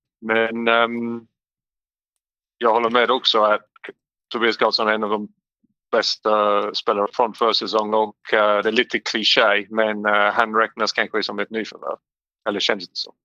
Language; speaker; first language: Swedish; non-native, learner; English